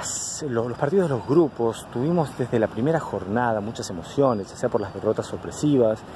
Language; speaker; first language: Spanish; native; Spanish